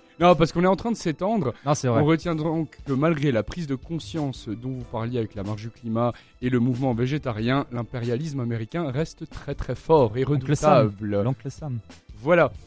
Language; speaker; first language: French; native; French